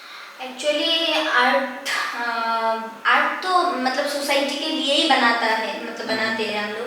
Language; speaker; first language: Hindi; non-native, local second language; Bangla